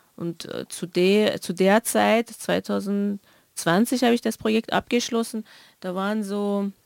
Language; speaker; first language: German; non-native, fluent; Persian